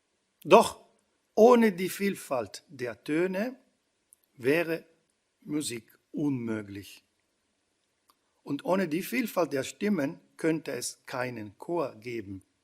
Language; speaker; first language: German; non-native, fluent; Italian